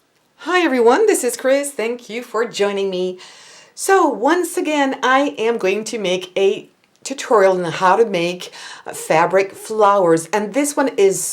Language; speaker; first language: English; non-native, fluent; French